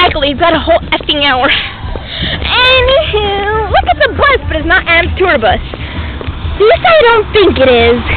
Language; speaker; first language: English; native; English